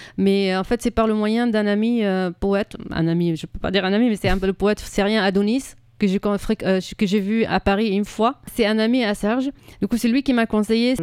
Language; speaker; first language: French; non-native, fluent; Arabic